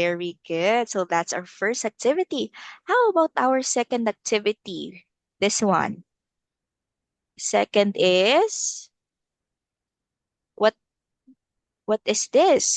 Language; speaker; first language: English; non-native, local second language; Filipino